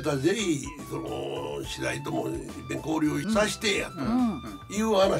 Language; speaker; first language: Japanese; native; Japanese